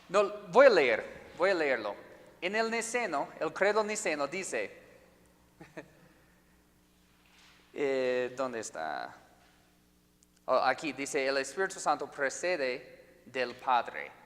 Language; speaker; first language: Spanish; non-native, fluent; English